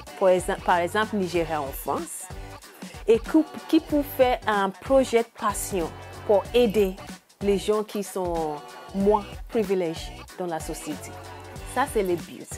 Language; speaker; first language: French; non-native, learner; English